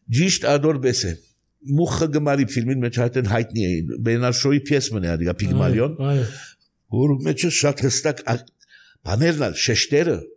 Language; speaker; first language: Armenian; early bilingual, heritage; Armenian